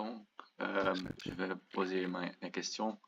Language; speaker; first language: French; non-native, local second language; Dutch